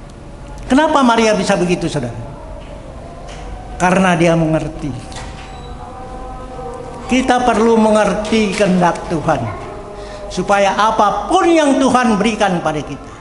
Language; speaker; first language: Indonesian; native; Indonesian